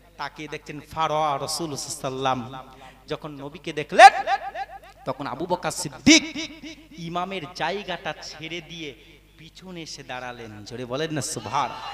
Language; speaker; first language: Bangla; native; Bangla